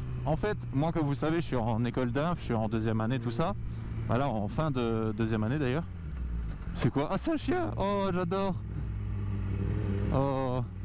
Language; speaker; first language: French; native; French